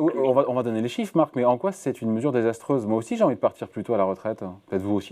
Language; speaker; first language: French; native; French